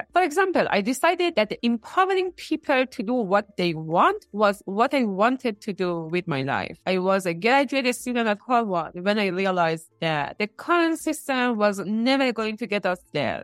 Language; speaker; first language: English; non-native, fluent; Persian